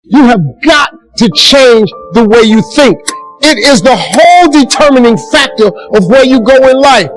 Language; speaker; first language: English; native; English